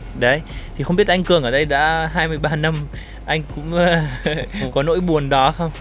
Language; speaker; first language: Vietnamese; non-native, fluent; Arabic